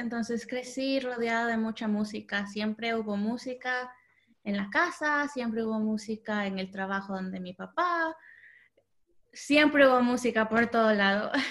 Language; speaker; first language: Spanish; early bilingual, heritage; Spanish